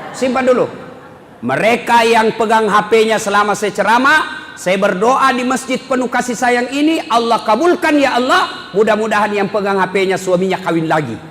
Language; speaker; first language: Indonesian; non-native, local second language; Buginese